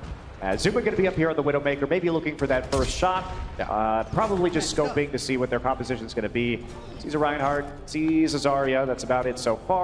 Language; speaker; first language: English; native; English